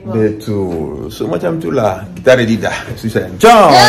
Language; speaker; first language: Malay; non-native, learner; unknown